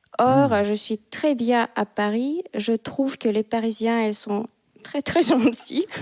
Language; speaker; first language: French; non-native, fluent; Russian